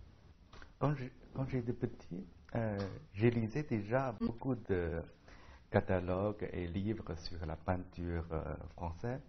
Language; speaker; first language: French; non-native, learner; Chinese